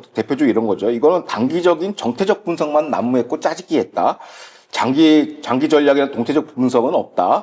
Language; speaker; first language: Korean; native; Korean